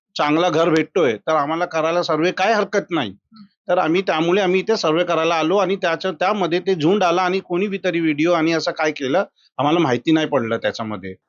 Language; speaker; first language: Marathi; native; Marathi